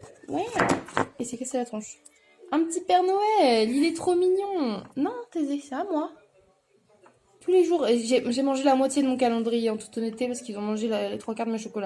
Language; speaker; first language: French; native; French